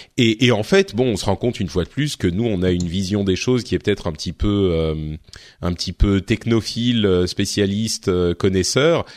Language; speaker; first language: French; native; French